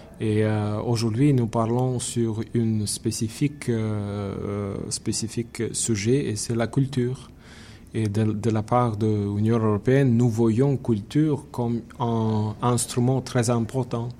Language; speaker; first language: French; non-native, fluent; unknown